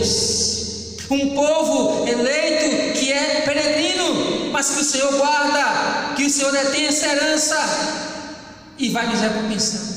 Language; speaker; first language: Portuguese; native; Portuguese